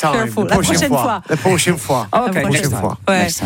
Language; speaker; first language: French; non-native, learner; English